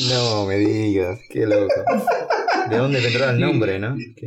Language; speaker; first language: Spanish; non-native, fluent; English